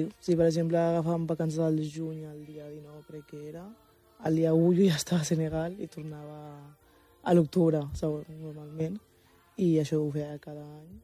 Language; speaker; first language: Catalan; early bilingual, other home language; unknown